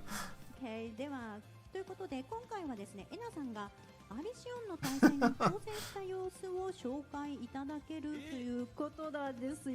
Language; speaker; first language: Japanese; native; Japanese